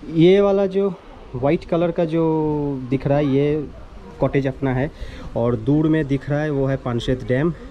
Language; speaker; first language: Hindi; non-native, local second language; Bangla